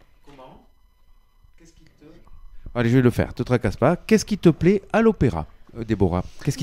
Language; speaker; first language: French; native; French